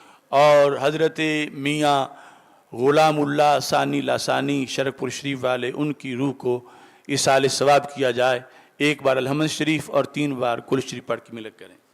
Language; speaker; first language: Urdu; native; Urdu